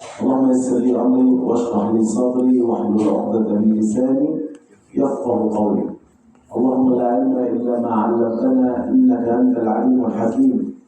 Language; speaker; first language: Malay; non-native, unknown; Arabic